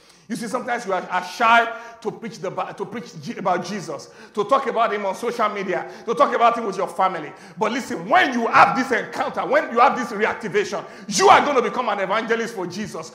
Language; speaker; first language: English; non-native, local second language; Yoruba